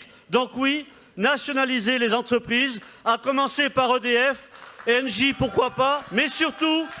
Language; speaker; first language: French; native; French